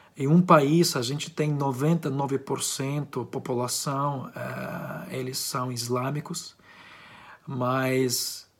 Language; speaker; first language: Portuguese; non-native, fluent; Ukrainian